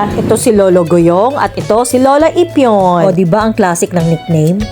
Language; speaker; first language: Filipino; native; Filipino